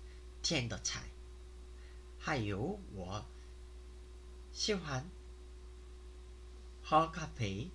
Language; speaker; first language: Chinese; non-native, learner; Korean